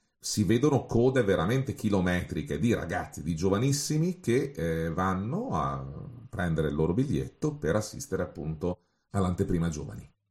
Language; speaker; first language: Italian; native; Italian